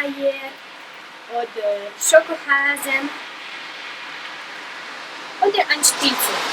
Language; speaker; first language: German; non-native, fluent; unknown